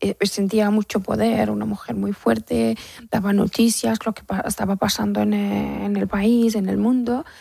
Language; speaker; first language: Spanish; non-native, learner; Persian